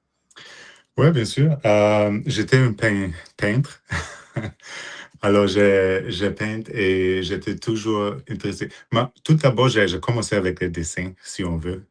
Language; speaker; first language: French; non-native, fluent; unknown